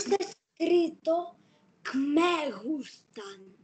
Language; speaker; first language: Spanish; early bilingual, heritage; Spanish